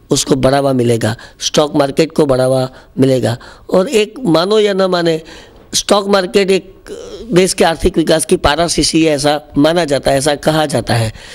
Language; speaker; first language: Hindi; non-native, local second language; Gujarati